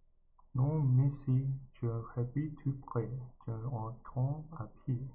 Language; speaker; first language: French; non-native, learner; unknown